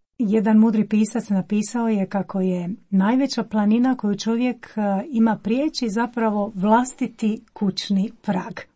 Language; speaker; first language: Croatian; native; Croatian